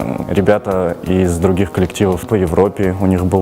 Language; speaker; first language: Russian; native; Russian